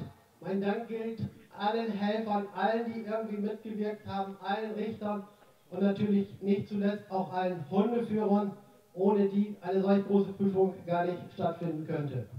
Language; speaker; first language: German; native; German